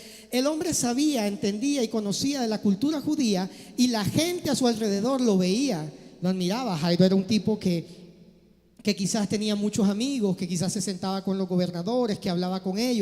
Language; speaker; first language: Spanish; native; Spanish